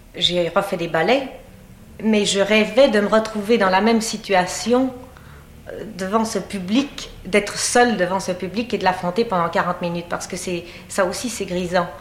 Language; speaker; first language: French; native; French